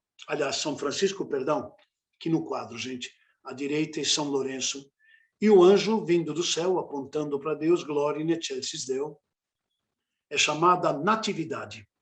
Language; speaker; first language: Portuguese; non-native, fluent; Italian